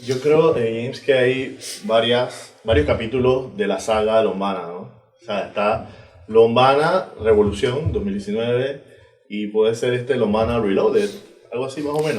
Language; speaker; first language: Spanish; native; Spanish